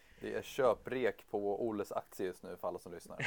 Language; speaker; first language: Swedish; native; Swedish